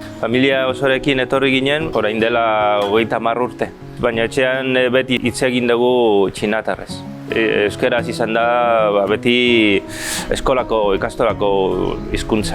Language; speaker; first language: Basque; early bilingual, other home language; Chinese